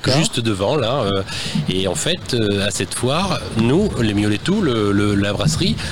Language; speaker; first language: French; native; French